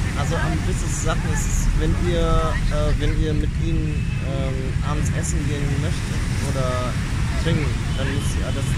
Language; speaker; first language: German; non-native, fluent; Vietnamese